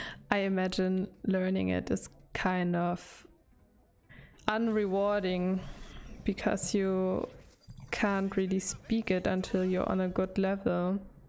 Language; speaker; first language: English; non-native, fluent; German